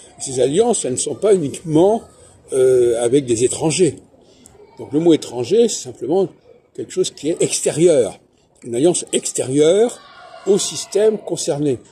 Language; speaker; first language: French; native; French